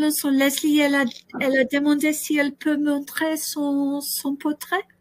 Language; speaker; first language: French; non-native, learner; English